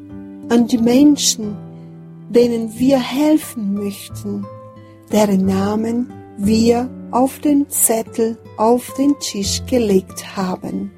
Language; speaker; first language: German; non-native, fluent; Portuguese